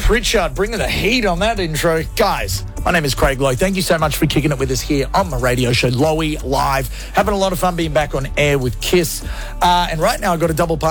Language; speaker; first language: English; native; English